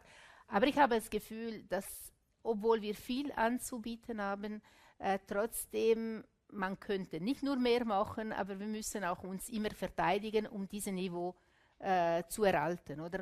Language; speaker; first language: German; non-native, local second language; Italian